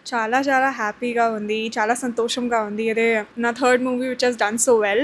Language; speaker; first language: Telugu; non-native, learner; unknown